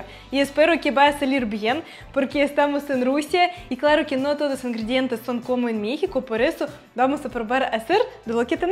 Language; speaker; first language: Spanish; non-native, fluent; Russian